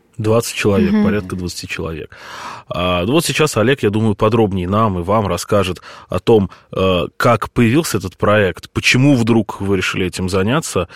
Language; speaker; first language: Russian; native; Russian